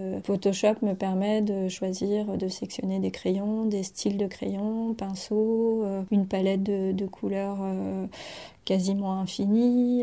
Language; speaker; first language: French; native; French